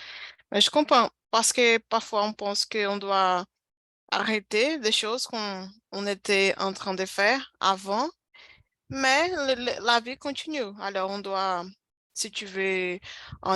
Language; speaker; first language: French; non-native, fluent; Portuguese